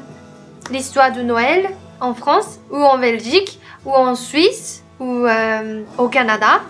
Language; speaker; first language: French; non-native, fluent; Japanese